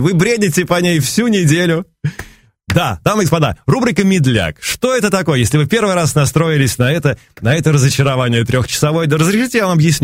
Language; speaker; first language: Russian; native; Russian